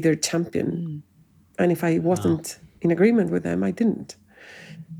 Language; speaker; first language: English; non-native, fluent; Spanish